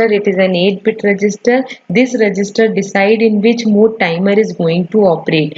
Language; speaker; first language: English; non-native, local second language; Hindi